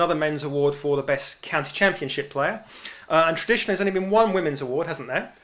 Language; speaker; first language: English; native; English